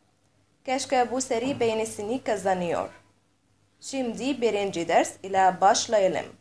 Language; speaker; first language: Turkish; non-native, fluent; Arabic